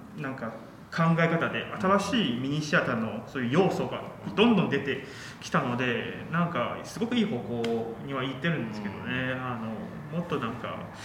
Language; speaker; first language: Japanese; non-native, fluent; Chinese